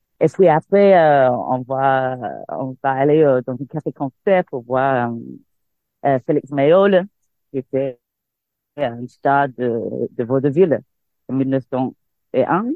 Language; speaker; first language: French; non-native, fluent; English